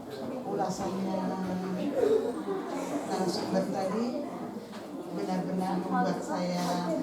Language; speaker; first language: Indonesian; native; Indonesian